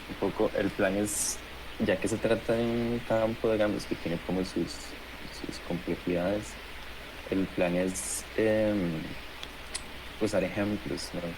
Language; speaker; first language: Spanish; native; Spanish